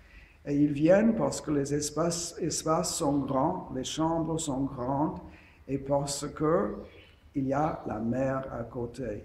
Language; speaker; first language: French; non-native, fluent; English